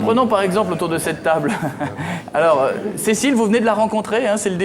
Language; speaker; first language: French; native; French